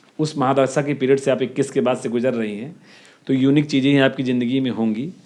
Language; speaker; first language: Hindi; native; Hindi